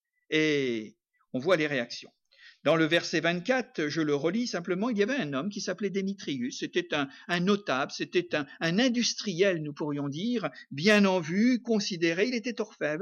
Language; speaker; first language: French; native; French